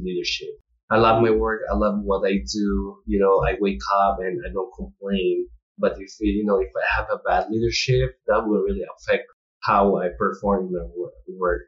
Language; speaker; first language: English; non-native, local second language; Filipino